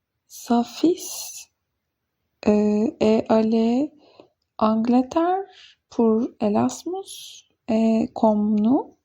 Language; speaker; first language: French; non-native, learner; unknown